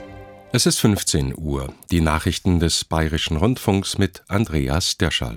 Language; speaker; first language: German; native; German